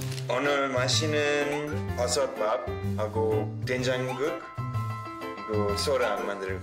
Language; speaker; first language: Korean; non-native, learner; English